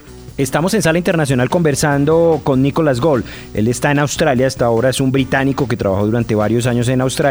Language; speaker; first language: Spanish; native; Spanish